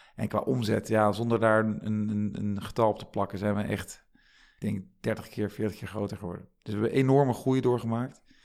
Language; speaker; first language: Dutch; native; Dutch